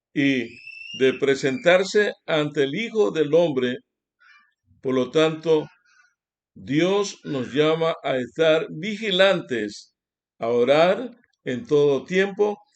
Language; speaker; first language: Spanish; native; Spanish